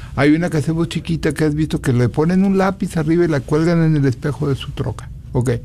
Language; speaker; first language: Spanish; native; Spanish